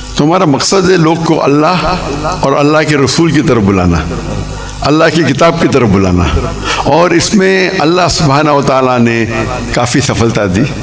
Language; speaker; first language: Urdu; non-native, local second language; Hindi